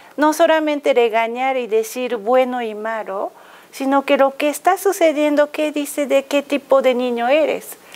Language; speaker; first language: Spanish; non-native, fluent; Japanese